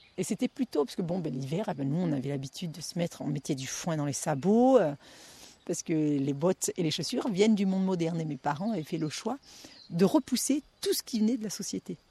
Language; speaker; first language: French; native; French